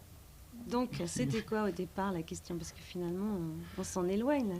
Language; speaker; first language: French; native; French